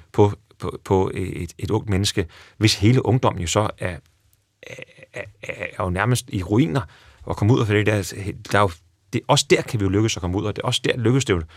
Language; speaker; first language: Danish; native; Danish